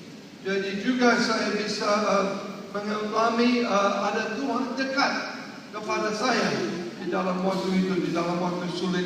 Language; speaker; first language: Indonesian; non-native, learner; English